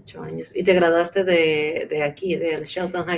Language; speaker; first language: Spanish; native; Spanish